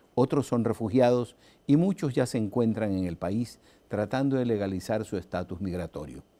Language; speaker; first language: Spanish; native; Spanish